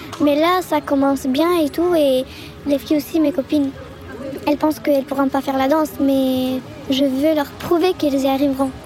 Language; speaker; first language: French; early bilingual, other home language; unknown